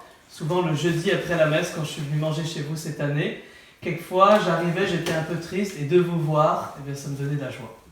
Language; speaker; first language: French; native; French